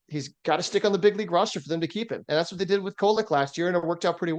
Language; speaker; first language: English; native; English